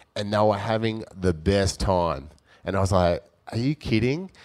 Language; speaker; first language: English; native; English